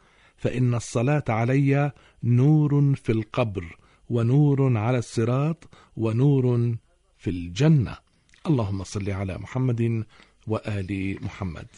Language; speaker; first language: Arabic; native; Arabic